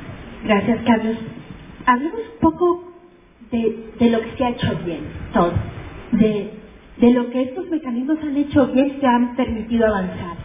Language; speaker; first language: Spanish; native; Spanish